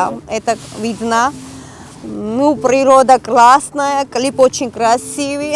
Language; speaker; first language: Russian; non-native, fluent; Georgian